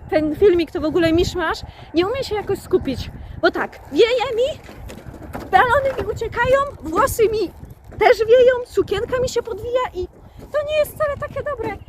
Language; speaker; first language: Polish; native; Polish